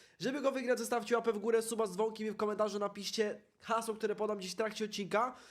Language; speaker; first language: Polish; native; Polish